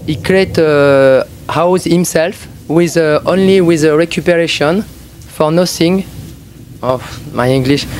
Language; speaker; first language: English; non-native, learner; French